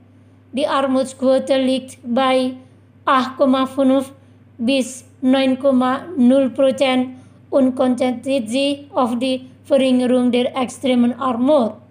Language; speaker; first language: German; non-native, fluent; Indonesian